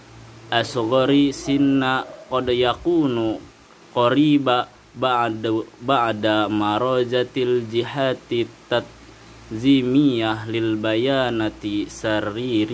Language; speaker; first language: Arabic; non-native, learner; Indonesian